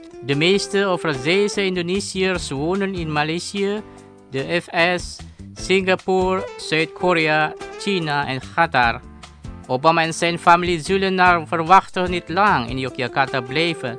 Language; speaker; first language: Dutch; non-native, learner; Indonesian